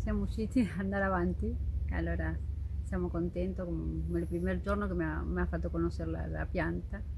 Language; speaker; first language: Italian; non-native, learner; Spanish